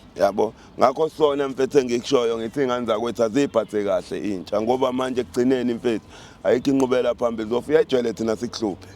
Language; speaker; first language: Zulu; native; Zulu